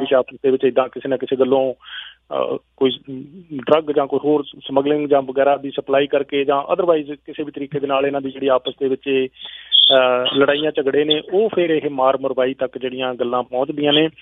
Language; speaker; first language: Punjabi; native; Punjabi